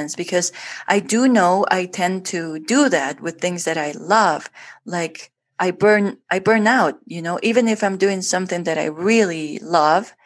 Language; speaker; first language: English; non-native, fluent; Spanish